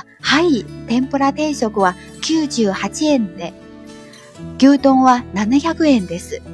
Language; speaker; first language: Japanese; non-native, learner; Chinese